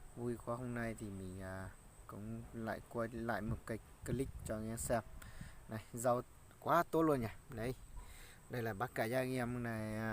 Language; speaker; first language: Vietnamese; non-native, local second language; Hmong